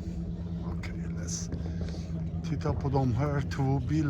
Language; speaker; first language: Swedish; early bilingual, heritage; Swedish